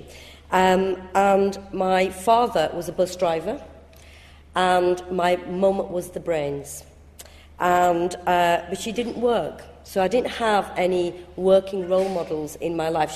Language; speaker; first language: English; early bilingual, other home language; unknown